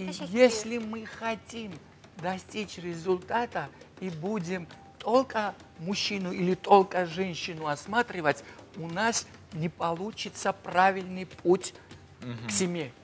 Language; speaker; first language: Russian; non-native, fluent; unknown